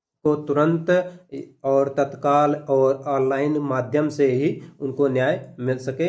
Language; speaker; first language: Hindi; native; Hindi